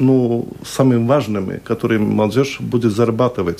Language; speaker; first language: Russian; non-native, local second language; Latvian